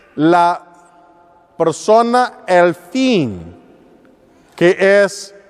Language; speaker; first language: Spanish; non-native, learner; English